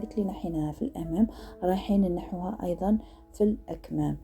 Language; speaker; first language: Arabic; native; Arabic